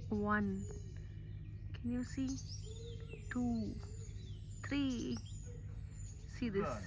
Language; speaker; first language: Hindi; native; Hindi